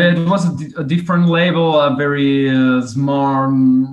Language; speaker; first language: English; non-native, fluent; Italian